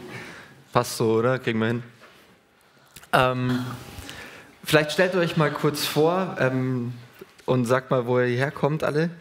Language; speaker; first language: German; native; German